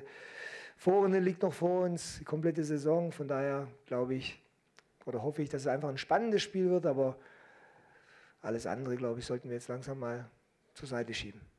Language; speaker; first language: German; native; German